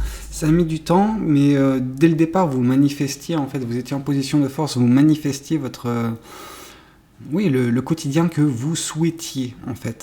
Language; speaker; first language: French; native; French